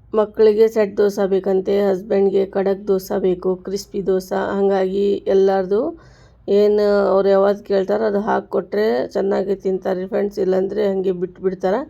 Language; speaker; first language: Kannada; native; Kannada